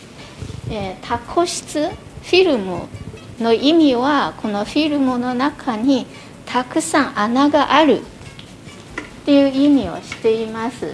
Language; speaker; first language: Japanese; non-native, fluent; Chinese